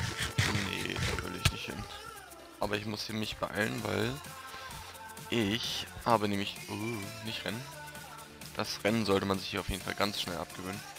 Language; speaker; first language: German; native; German